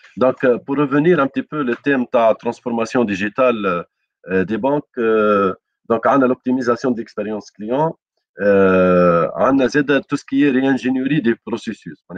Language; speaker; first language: French; non-native, local second language; Arabic